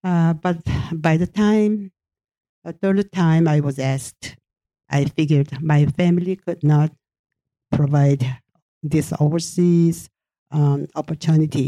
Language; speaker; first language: English; non-native, fluent; Japanese